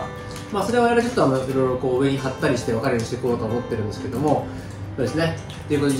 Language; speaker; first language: Japanese; native; Japanese